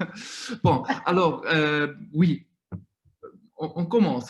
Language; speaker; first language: French; non-native, fluent; German